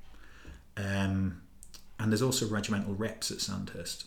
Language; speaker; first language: English; native; English